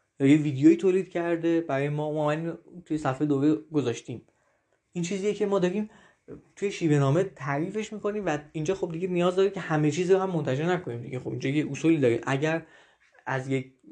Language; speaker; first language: Persian; native; Persian